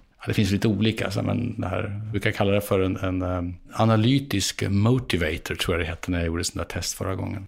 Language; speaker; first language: Swedish; native; Swedish